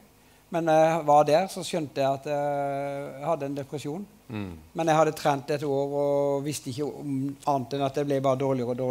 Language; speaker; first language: Norwegian; native; Norwegian